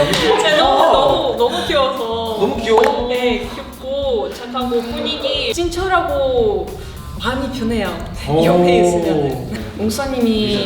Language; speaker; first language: Korean; non-native, learner; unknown